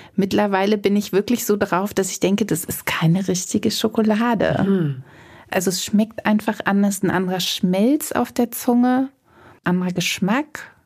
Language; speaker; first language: German; native; German